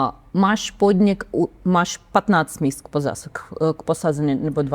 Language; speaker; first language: Czech; non-native, learner; Ukrainian